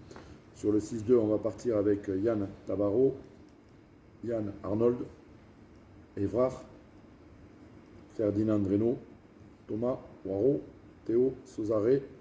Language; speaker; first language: French; native; French